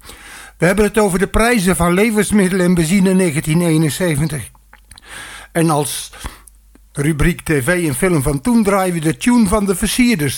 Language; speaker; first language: Dutch; native; Dutch